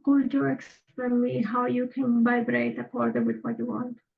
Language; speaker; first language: English; non-native, fluent; Spanish